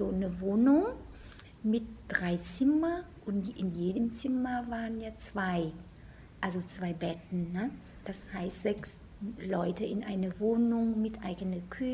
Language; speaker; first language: German; non-native, fluent; Vietnamese